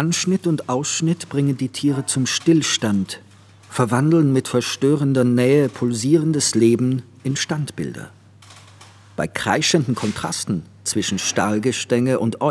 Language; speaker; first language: German; native; German